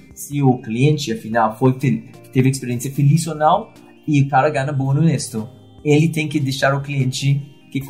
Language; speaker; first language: Portuguese; non-native, fluent; English